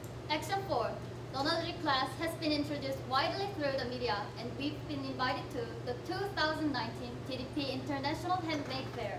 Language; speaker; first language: English; non-native, learner; Korean